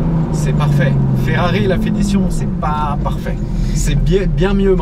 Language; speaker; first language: French; native; French